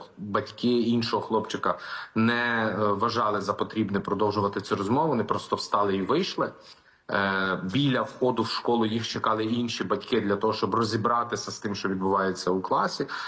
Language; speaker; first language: Ukrainian; native; Ukrainian